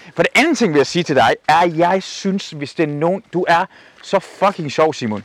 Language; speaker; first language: Danish; native; Danish